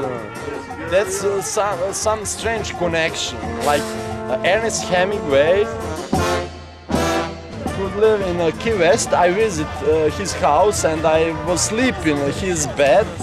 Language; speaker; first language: English; non-native, learner; Serbian